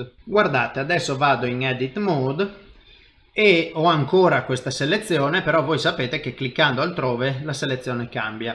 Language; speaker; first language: Italian; native; Italian